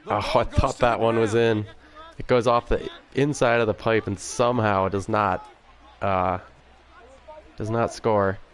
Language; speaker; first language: English; native; English